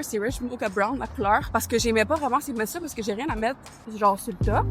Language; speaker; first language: French; native; French